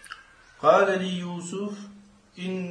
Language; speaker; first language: Arabic; non-native, learner; French